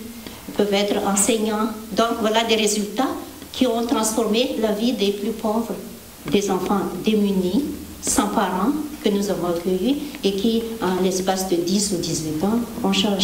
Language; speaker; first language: French; non-native, local second language; Malagasy